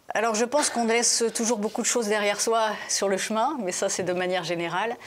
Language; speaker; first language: French; native; French